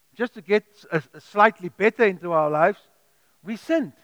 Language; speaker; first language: English; non-native, local second language; Afrikaans